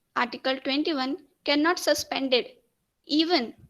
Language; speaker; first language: English; non-native, local second language; Marathi